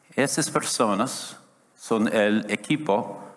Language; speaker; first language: Spanish; non-native, learner; English